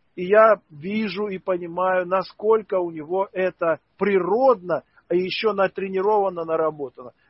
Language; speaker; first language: Russian; native; Russian